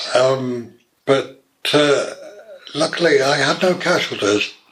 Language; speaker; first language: English; native; English